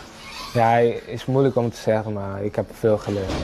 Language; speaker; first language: Dutch; non-native, learner; Portuguese